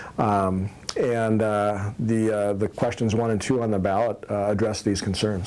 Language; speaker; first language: English; native; English